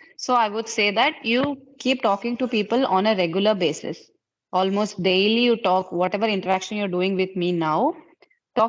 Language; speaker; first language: English; non-native, fluent; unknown